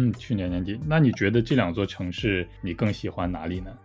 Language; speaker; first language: Chinese; native; Chinese